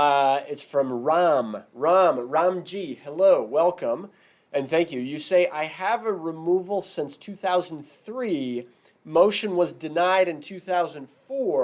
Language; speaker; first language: English; native; English